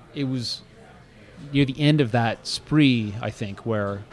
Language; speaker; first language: English; native; English